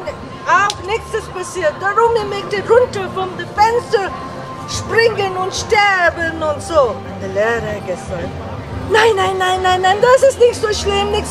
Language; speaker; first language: German; non-native, learner; Tibetan